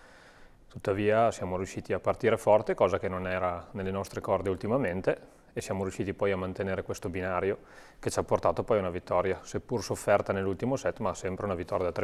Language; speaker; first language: Italian; native; Italian